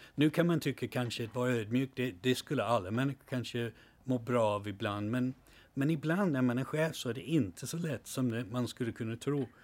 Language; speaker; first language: Swedish; non-native, fluent; English